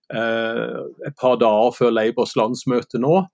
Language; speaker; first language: Norwegian; native; Norwegian